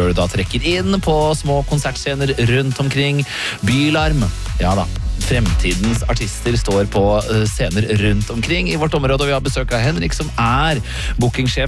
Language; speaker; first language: Norwegian; native; Norwegian